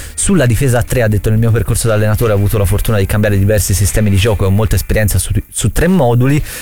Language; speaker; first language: Italian; native; Italian